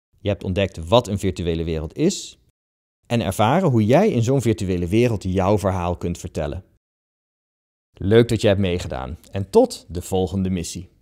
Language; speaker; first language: Dutch; native; Dutch